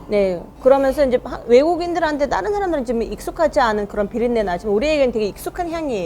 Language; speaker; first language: Korean; non-native, fluent; Mongolian